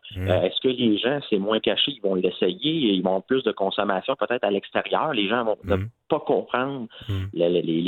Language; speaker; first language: French; native; French